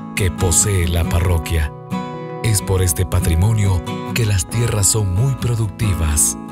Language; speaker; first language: Spanish; native; Spanish